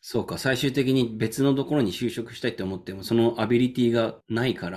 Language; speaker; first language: Japanese; native; Japanese